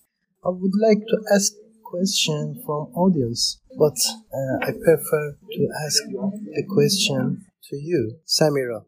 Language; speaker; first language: English; non-native, learner; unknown